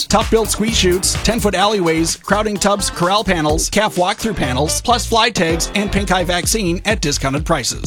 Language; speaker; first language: English; native; English